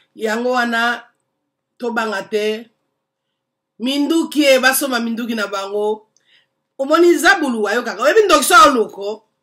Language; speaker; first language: Lingala; native; Lingala